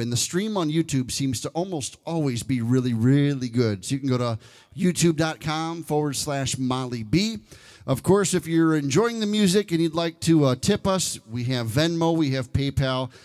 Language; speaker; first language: English; native; English